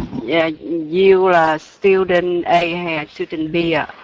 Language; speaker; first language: English; non-native, learner; Vietnamese